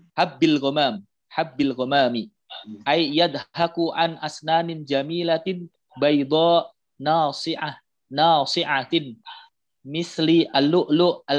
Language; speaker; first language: Arabic; non-native, fluent; Indonesian